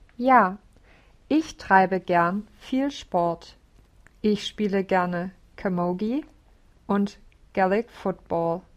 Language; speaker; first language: German; non-native, learner; English